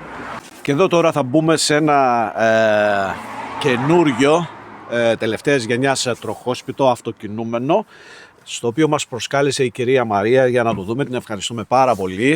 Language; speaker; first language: Greek; native; Greek